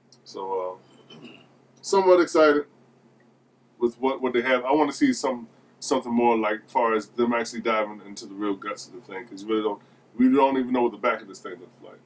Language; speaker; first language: English; native; English